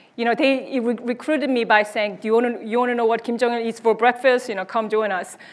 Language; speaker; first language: English; early bilingual, other home language; Korean